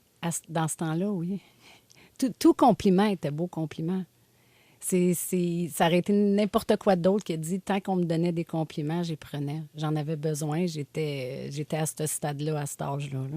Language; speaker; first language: French; native; French